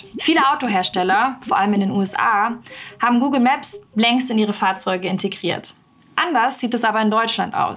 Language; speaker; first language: German; native; German